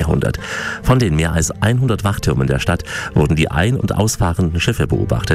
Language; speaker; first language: German; native; German